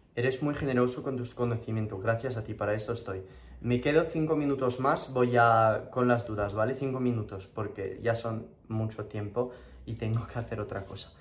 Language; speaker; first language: Spanish; non-native, fluent; French